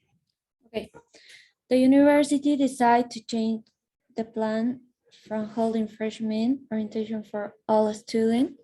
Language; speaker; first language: English; non-native, learner; Spanish